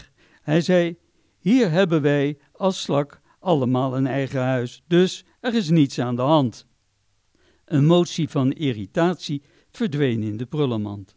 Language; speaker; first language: Dutch; native; Dutch